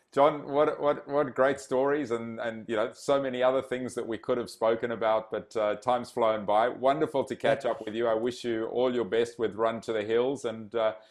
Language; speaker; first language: English; native; English